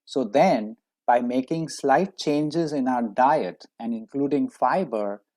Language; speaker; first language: English; non-native, local second language; Marathi